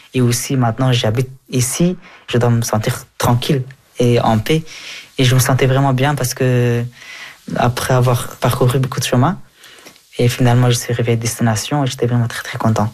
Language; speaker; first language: French; early bilingual, other home language; Persian